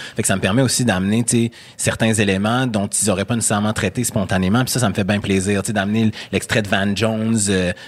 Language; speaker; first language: French; native; French